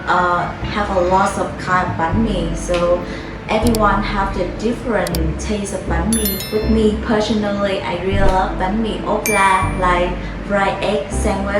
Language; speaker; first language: English; non-native, fluent; Vietnamese